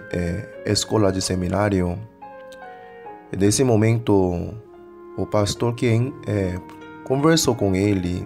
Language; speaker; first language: Portuguese; non-native, fluent; Korean